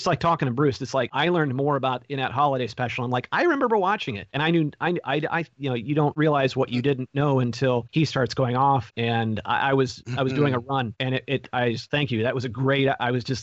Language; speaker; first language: English; native; English